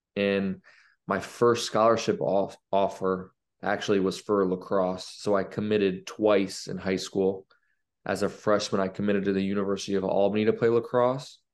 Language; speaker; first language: English; native; English